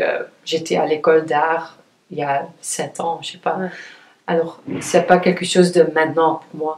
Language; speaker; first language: French; non-native, fluent; Dutch